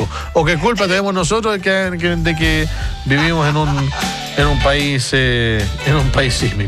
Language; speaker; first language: Spanish; native; Spanish